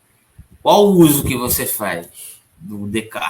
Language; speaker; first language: Portuguese; native; Portuguese